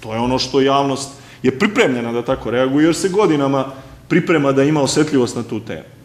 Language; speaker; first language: Serbian; native; Serbian